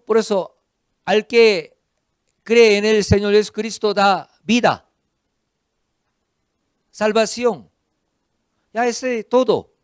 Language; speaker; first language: Spanish; non-native, fluent; Korean